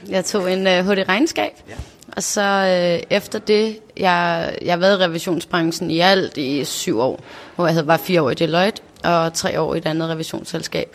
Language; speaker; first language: Danish; native; Danish